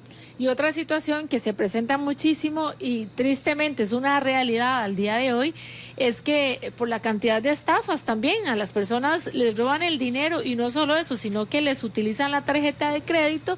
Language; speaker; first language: Spanish; native; Spanish